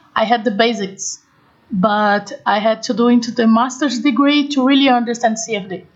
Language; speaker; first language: English; non-native, fluent; Portuguese